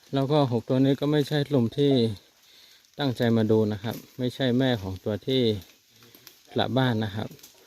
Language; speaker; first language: Thai; non-native, local second language; Karen languages